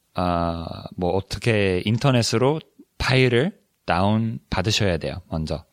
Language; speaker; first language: Korean; non-native, fluent; English